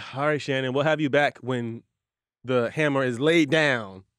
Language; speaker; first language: English; native; English